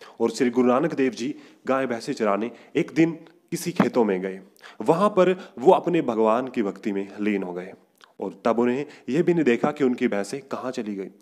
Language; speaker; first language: Hindi; non-native, local second language; Punjabi